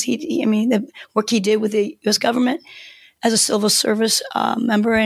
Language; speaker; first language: English; non-native, fluent; Korean